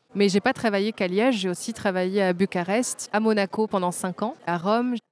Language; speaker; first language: French; native; French